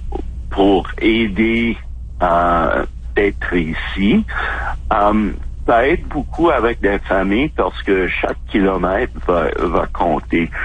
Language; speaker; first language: French; non-native, local second language; English